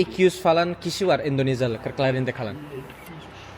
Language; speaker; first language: Turkish; non-native, fluent; Indonesian